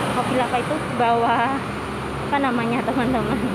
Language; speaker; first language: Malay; non-native, local second language; Javanese